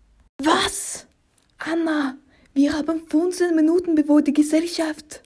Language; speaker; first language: German; non-native, learner; Norwegian